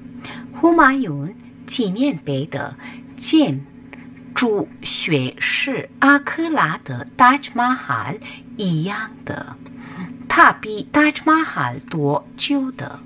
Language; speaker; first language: Chinese; non-native, learner; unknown